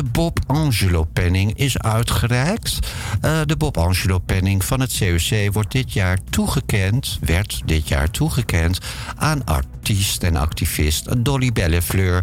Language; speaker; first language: Dutch; native; Dutch